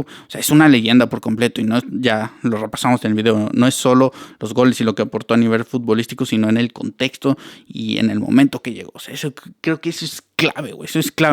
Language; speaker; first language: Spanish; native; Spanish